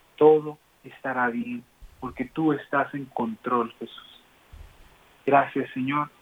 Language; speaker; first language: Spanish; early bilingual, heritage; Spanish